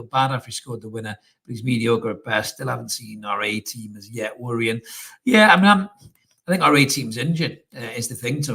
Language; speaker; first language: English; native; English